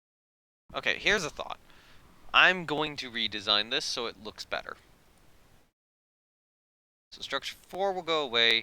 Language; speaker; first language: English; native; English